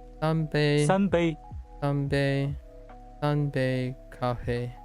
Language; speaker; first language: Chinese; non-native, learner; English